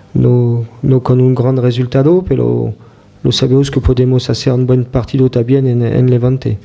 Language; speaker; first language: Spanish; non-native, fluent; French